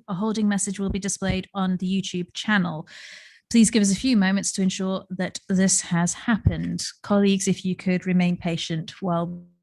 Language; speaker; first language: English; native; English